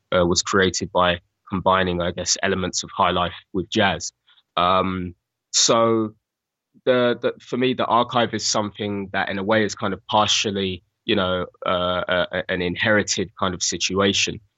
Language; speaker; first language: English; native; English